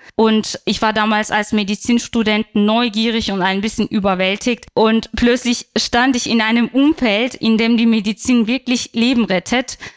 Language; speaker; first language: German; non-native, fluent; Turkish